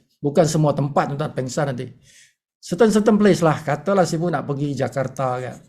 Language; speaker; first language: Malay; native; Malay